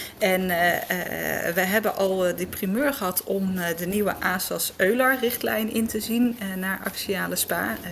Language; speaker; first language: Dutch; native; Dutch